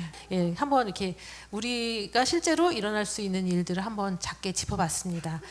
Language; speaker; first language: Korean; native; Korean